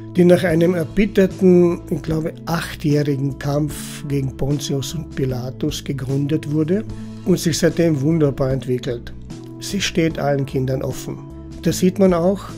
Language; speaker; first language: German; non-native, local second language; Slovenian